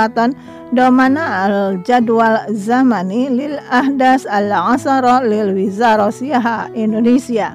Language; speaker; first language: Arabic; non-native, learner; Indonesian